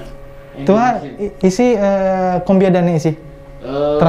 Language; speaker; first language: French; non-native, learner; Indonesian